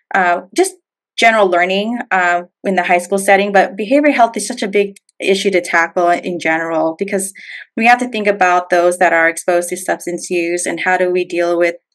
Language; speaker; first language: English; native; English